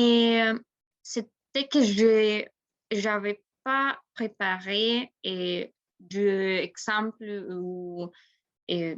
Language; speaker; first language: French; non-native, learner; Spanish